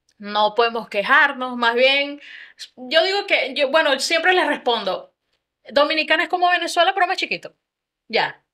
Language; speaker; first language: Spanish; native; Spanish